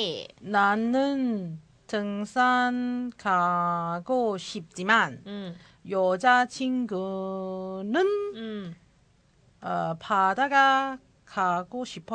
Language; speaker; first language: Korean; non-native, learner; Cantonese